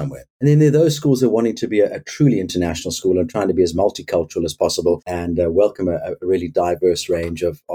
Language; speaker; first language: English; native; English